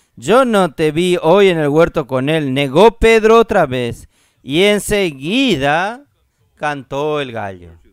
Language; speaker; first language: Spanish; non-native, fluent; Portuguese